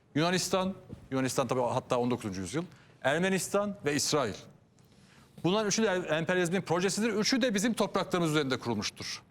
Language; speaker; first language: Turkish; native; Turkish